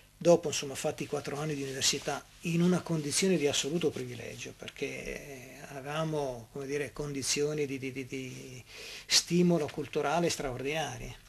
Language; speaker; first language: Italian; native; Italian